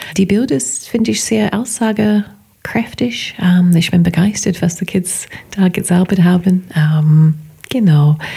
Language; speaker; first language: German; non-native, fluent; English